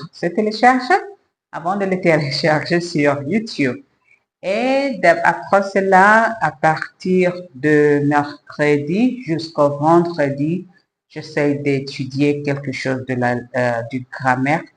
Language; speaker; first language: French; non-native, learner; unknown